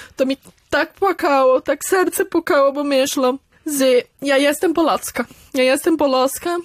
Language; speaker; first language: Polish; early bilingual, heritage; Polish